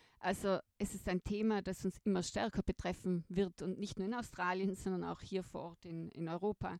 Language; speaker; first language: German; native; German